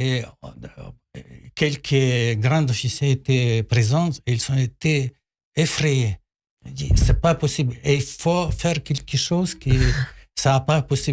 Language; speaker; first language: French; non-native, learner; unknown